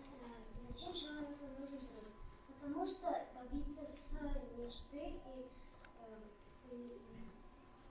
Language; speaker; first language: Russian; non-native, local second language; Kazakh